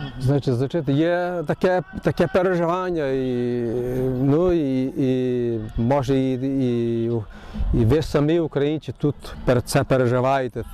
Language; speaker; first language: Ukrainian; early bilingual, heritage; Ukrainian